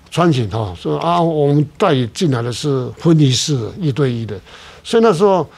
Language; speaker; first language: Chinese; native; Chinese